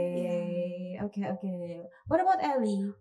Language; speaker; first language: English; non-native, fluent; Indonesian